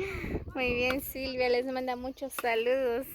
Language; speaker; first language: Spanish; native; Spanish